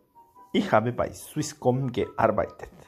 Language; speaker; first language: German; non-native, learner; Spanish